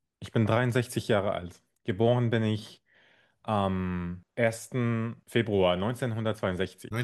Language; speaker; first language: German; non-native, fluent; Arabic